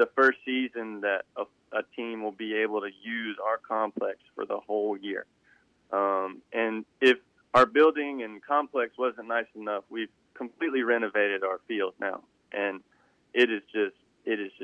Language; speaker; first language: English; native; English